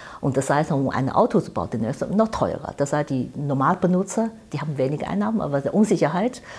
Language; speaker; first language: German; non-native, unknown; Chinese